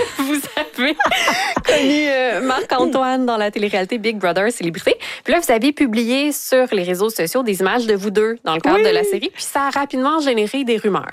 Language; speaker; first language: French; native; French